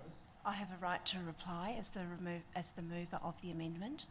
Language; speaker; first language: English; native; English